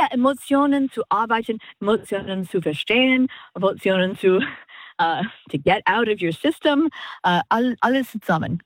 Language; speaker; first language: German; non-native, learner; English